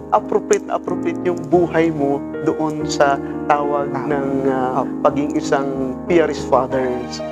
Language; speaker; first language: Filipino; non-native, local second language; Cebuano